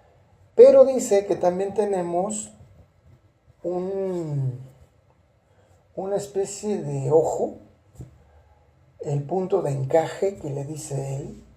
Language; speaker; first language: Spanish; native; Spanish